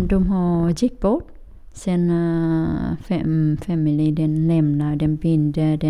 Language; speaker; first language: Swedish; non-native, learner; Vietnamese